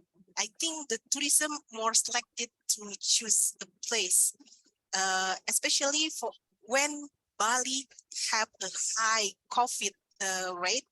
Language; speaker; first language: English; non-native, learner; Indonesian